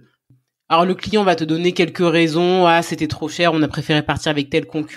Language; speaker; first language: French; native; French